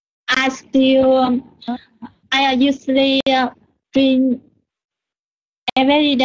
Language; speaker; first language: English; non-native, learner; Vietnamese